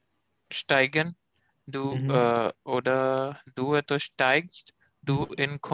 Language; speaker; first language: German; non-native, learner; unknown